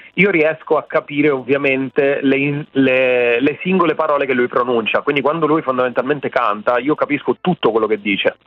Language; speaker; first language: Italian; native; Italian